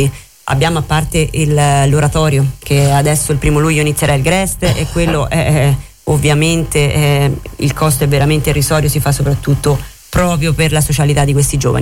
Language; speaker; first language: Italian; native; Italian